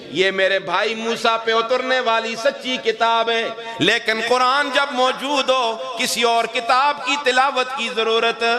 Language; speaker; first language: Urdu; non-native, local second language; Northern Hindko